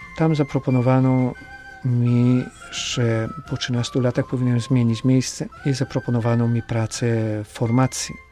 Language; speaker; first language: Polish; native; Polish